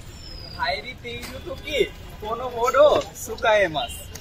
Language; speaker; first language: Japanese; non-native, learner; Bangla